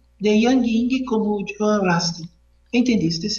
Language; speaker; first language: Spanish; non-native, fluent; Portuguese